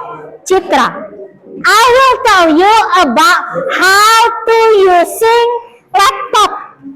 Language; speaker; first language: English; non-native, learner; Indonesian